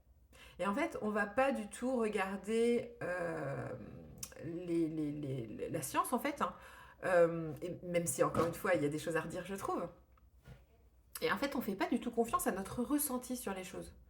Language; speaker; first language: French; native; French